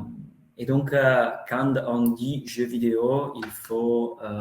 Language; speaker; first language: French; non-native, fluent; Italian